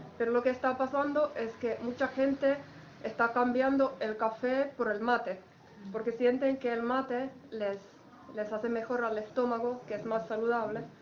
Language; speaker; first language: Spanish; non-native, fluent; Finnish